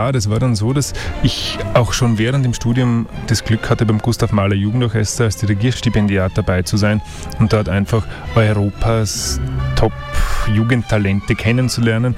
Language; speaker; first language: German; native; German